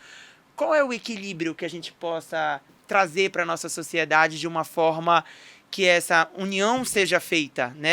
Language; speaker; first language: Portuguese; native; Portuguese